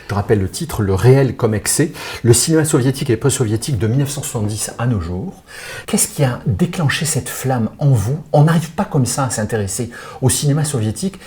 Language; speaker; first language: French; native; French